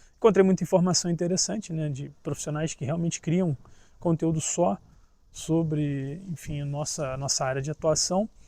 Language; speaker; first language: Portuguese; native; Portuguese